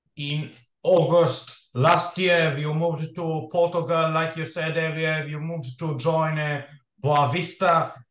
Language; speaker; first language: English; non-native, fluent; Hebrew